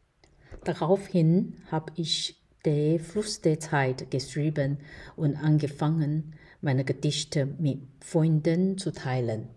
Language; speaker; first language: German; non-native, fluent; Chinese